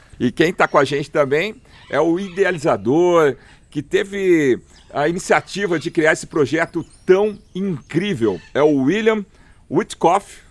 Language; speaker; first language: Portuguese; native; Portuguese